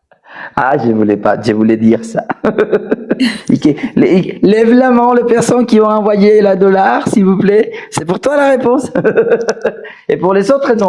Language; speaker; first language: French; non-native, fluent; Spanish